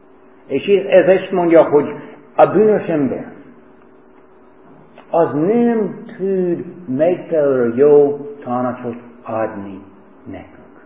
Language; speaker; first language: Hungarian; early bilingual, heritage; Hungarian